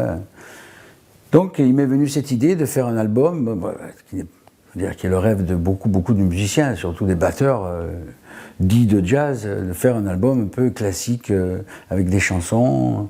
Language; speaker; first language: French; native; French